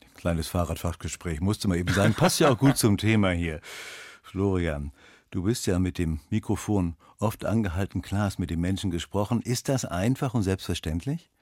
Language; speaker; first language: German; native; German